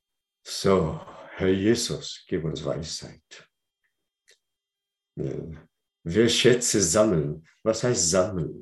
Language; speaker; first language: German; non-native, fluent; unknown